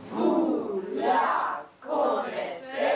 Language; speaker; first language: French; non-native, learner; Russian